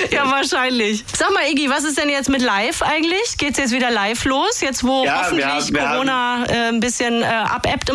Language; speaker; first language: German; native; German